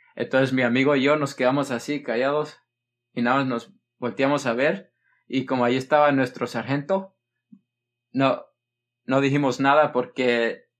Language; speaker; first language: Spanish; early bilingual, heritage; Spanish